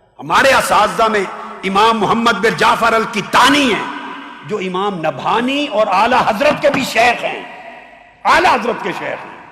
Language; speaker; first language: Urdu; native; Urdu